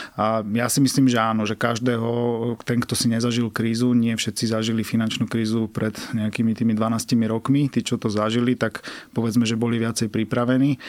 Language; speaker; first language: Slovak; native; Slovak